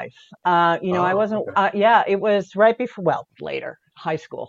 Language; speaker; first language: English; native; English